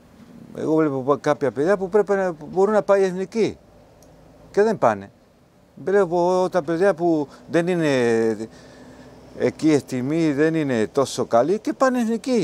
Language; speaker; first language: Greek; non-native, learner; Spanish